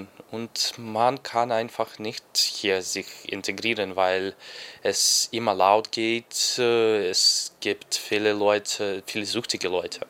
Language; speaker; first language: German; non-native, learner; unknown